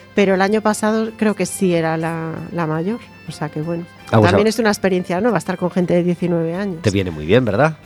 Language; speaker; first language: Spanish; native; Spanish